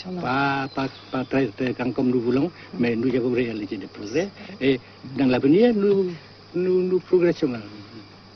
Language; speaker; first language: French; non-native, fluent; Vietnamese